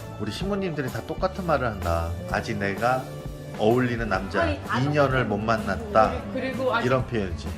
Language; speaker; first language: Korean; non-native, fluent; Vietnamese